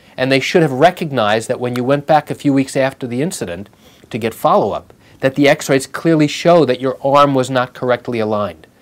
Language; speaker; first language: English; native; English